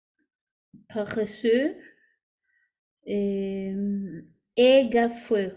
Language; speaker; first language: French; non-native, learner; Spanish